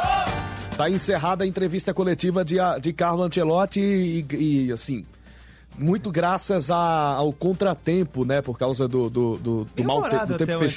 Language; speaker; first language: Portuguese; native; Portuguese